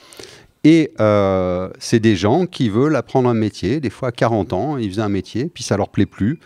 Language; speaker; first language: French; native; French